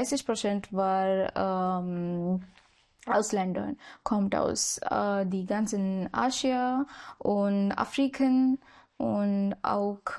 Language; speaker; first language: German; non-native, learner; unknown